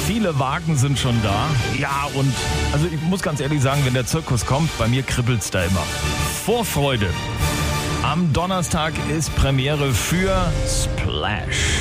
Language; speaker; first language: German; native; German